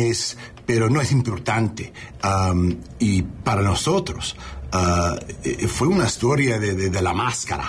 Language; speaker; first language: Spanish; non-native, learner; English